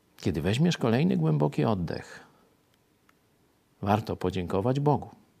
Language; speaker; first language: Polish; native; Polish